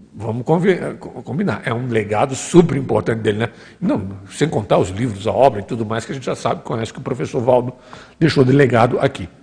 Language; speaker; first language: Portuguese; native; Portuguese